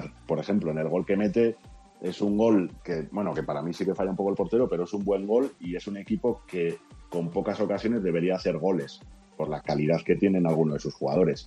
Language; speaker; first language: Spanish; native; Spanish